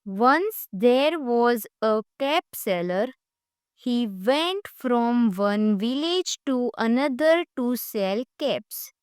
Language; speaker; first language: English; non-native, local second language; Gujarati